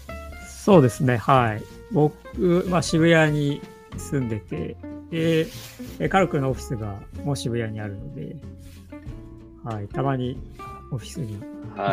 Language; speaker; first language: Japanese; native; Japanese